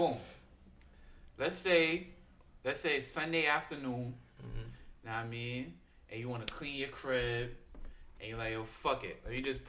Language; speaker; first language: English; native; English